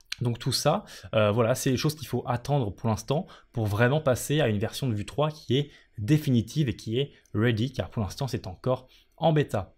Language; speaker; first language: French; native; French